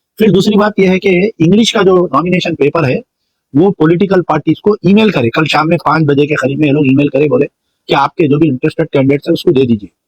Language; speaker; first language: Hindi; non-native, local second language; Urdu